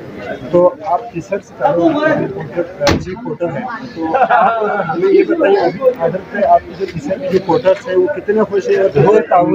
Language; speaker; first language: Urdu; non-native, local second language; Balti